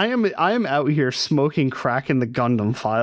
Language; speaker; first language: English; native; English